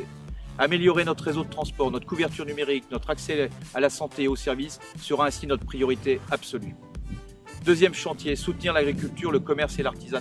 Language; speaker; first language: French; native; French